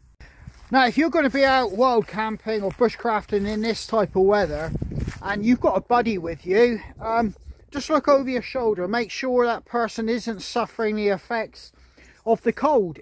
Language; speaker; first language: English; native; English